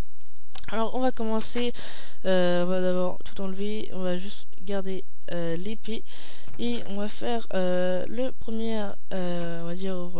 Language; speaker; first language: French; native; French